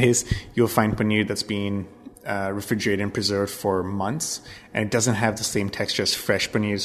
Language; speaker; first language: English; non-native, local second language; Bangla